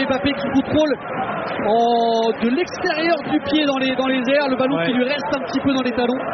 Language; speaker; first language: French; native; French